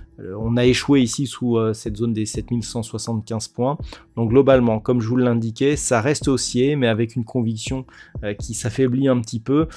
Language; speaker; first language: French; native; French